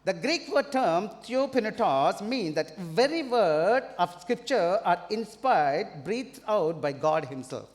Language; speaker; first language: English; non-native, local second language; Tamil